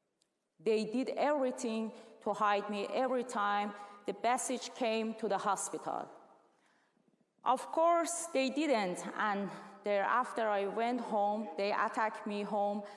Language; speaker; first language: English; non-native, learner; Persian